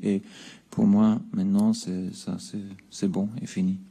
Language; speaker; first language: French; non-native, fluent; German